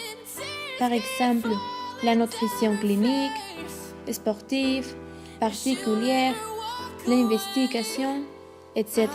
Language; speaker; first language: French; non-native, learner; Spanish